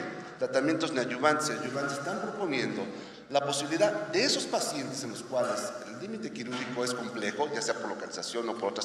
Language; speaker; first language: Spanish; native; Spanish